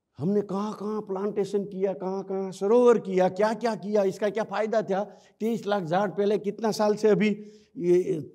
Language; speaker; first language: Hindi; non-native, local second language; Gujarati